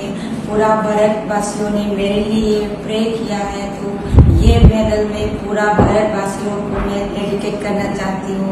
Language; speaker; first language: Hindi; non-native, local second language; Manipuri